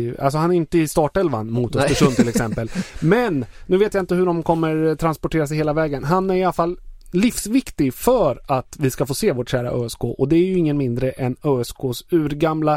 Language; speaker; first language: Swedish; native; Swedish